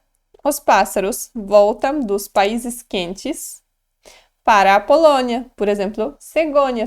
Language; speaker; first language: Portuguese; non-native, fluent; Polish